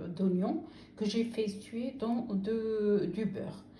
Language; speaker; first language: French; non-native, local second language; Arabic